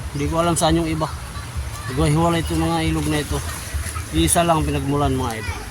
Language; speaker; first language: Filipino; non-native, local second language; Cebuano